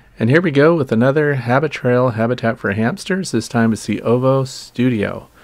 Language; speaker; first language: English; native; English